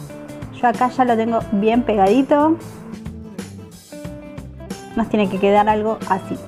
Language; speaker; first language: Spanish; native; Spanish